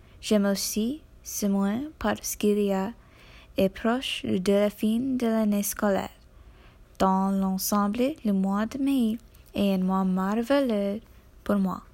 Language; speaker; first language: French; non-native, learner; English